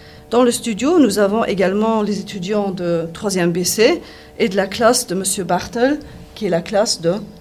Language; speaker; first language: French; non-native, local second language; Luxembourgish